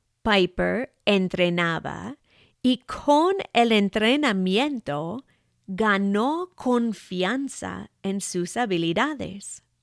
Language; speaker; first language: Spanish; non-native, fluent; English